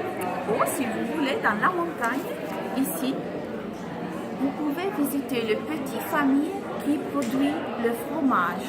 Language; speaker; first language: French; non-native, fluent; Italian